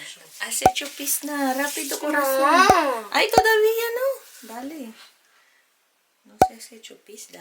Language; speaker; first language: Spanish; non-native, learner; Filipino